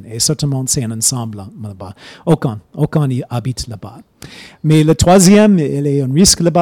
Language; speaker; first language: French; non-native, fluent; English